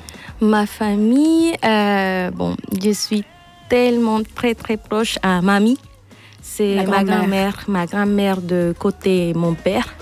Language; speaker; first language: French; non-native, learner; Spanish